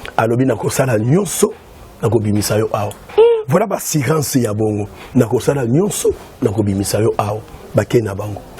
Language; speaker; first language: Lingala; native; Lingala